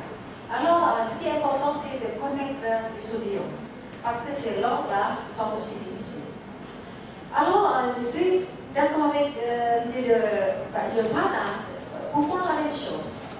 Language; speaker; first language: French; non-native, fluent; Indonesian